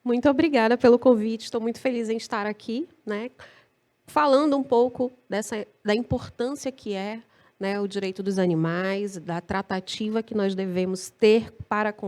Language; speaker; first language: Portuguese; native; Portuguese